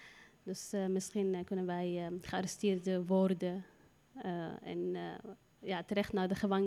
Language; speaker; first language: Dutch; non-native, learner; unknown